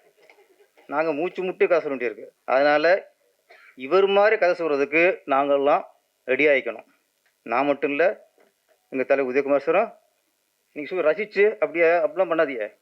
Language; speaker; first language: Tamil; native; Tamil